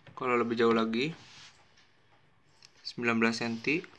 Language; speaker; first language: Indonesian; native; Indonesian